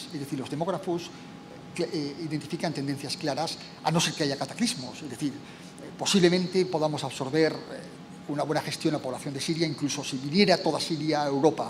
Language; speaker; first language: Spanish; native; Spanish